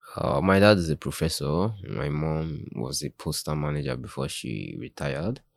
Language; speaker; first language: English; non-native, local second language; Yoruba